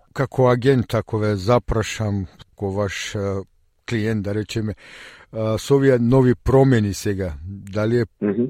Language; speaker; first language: Macedonian; early bilingual, heritage; Macedonian